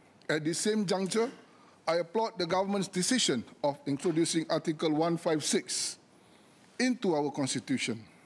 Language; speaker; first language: English; non-native, local second language; Malay